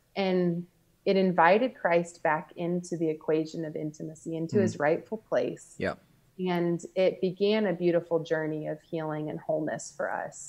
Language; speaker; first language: English; native; English